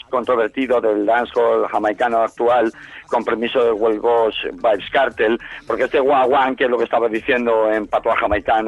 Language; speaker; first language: Spanish; native; Spanish